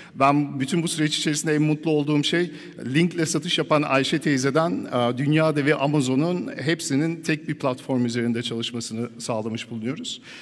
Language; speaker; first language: Turkish; early bilingual, heritage; Turkish